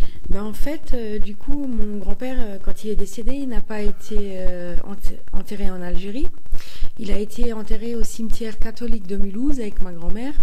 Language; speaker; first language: French; native; French